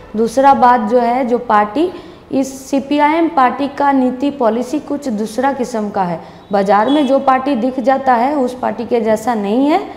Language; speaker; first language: Hindi; non-native, local second language; Bangla